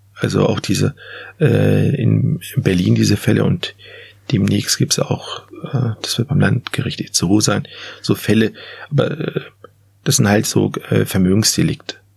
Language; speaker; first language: German; early bilingual, other home language; Turkish